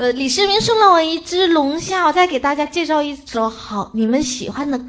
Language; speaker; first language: Chinese; native; Chinese